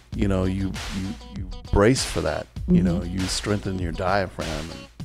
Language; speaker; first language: English; native; English